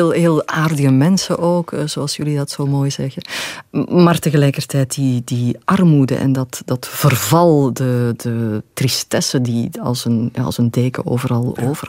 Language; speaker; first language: Dutch; native; Dutch